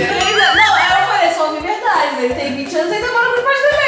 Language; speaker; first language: Portuguese; native; Portuguese